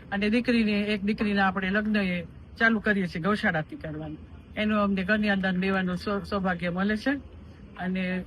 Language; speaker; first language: Gujarati; early bilingual, heritage; Gujarati